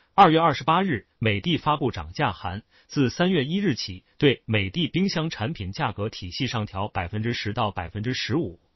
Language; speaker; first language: Chinese; native; Chinese